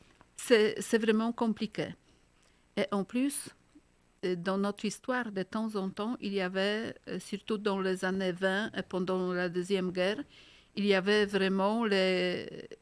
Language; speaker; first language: French; non-native, fluent; Polish